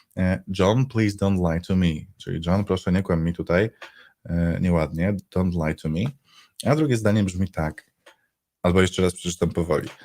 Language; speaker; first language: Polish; native; Polish